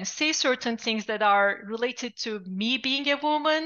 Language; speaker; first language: English; non-native, fluent; Turkish